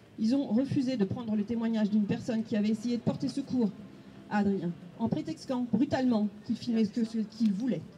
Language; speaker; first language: French; native; French